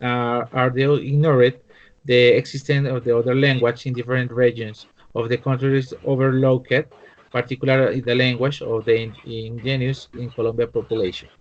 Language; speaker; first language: English; non-native, learner; Spanish